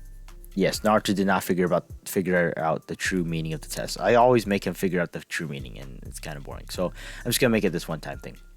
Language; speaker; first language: English; native; English